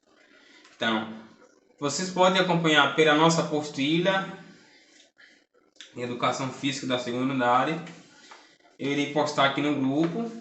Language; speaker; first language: Portuguese; native; Portuguese